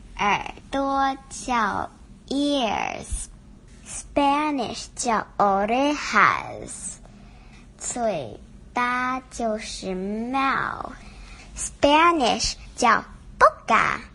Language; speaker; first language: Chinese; early bilingual, heritage; Chinese